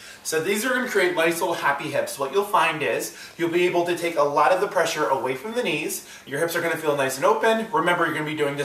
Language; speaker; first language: English; native; English